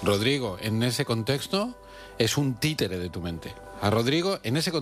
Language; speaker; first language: Spanish; native; Spanish